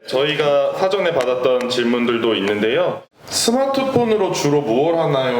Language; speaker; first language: Korean; native; Korean